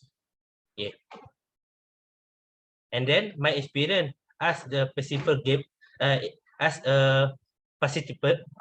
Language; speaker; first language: English; non-native, learner; Malay